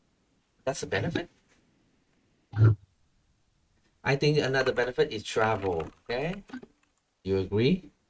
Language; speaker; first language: English; non-native, fluent; Vietnamese